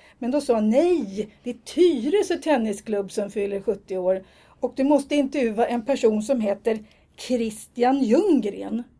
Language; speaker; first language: Swedish; native; Swedish